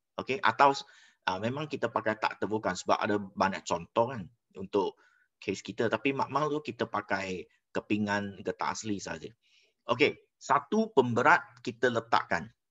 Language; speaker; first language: Malay; non-native, local second language; Chinese